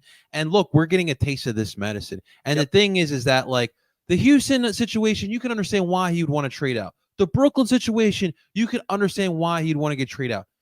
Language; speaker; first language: English; native; English